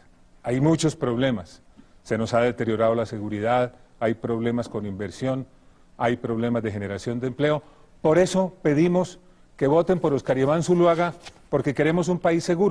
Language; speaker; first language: Spanish; native; Spanish